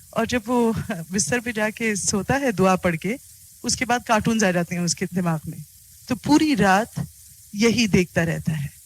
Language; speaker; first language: Urdu; native; Urdu